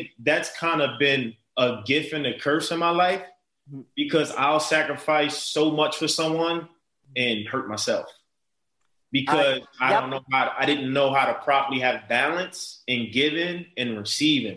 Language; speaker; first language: English; native; English